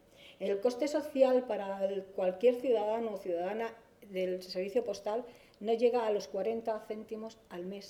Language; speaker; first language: Spanish; native; Spanish